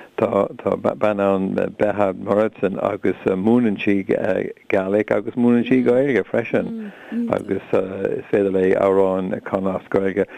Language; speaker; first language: Irish; non-native, local second language; English